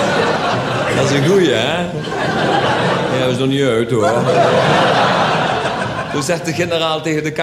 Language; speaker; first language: Dutch; native; Dutch